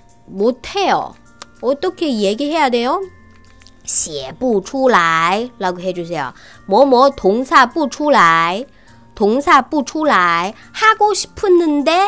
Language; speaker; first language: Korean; non-native, fluent; Chinese